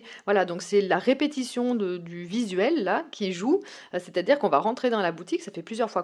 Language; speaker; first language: French; native; French